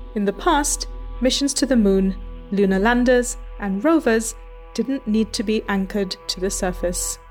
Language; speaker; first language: English; non-native, local second language; Hindi